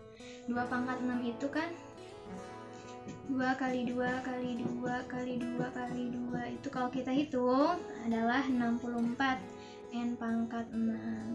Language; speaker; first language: Indonesian; native; Indonesian